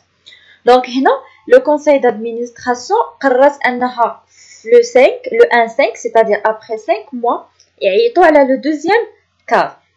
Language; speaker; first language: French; non-native, local second language; Arabic